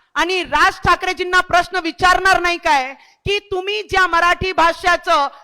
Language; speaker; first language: Marathi; non-native, local second language; Hindi